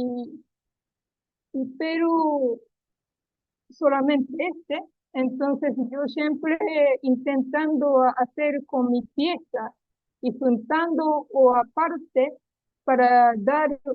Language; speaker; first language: Spanish; non-native, learner; Japanese